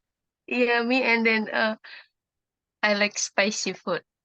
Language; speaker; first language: English; non-native, learner; Indonesian